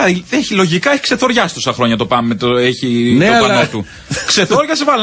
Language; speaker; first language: Greek; native; Greek